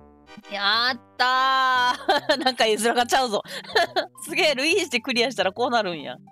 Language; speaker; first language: Japanese; native; Japanese